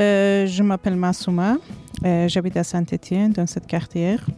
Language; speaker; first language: French; non-native, learner; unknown